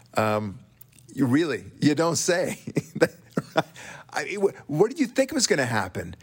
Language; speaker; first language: English; non-native, fluent; Hebrew